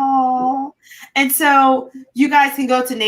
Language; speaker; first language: English; native; English